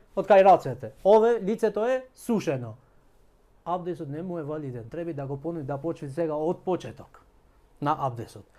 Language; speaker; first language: Macedonian; non-native, local second language; Albanian